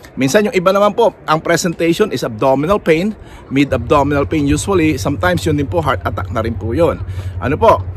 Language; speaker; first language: Filipino; native; Filipino